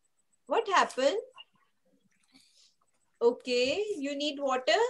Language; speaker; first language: English; non-native, local second language; Hindi